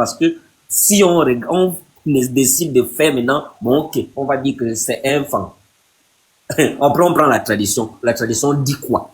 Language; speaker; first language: French; non-native, local second language; Fang